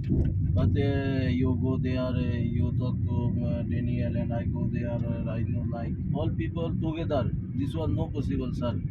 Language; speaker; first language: English; non-native, learner; Bangla